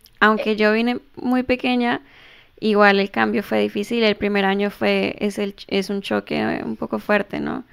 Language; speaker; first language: Spanish; early bilingual, heritage; Spanish